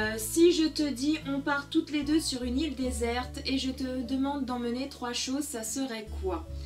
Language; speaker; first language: French; early bilingual, other home language; Portuguese